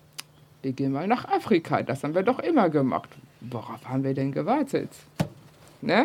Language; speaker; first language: German; early bilingual, other home language; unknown